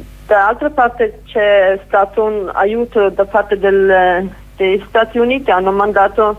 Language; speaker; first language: Italian; non-native, fluent; Kurdish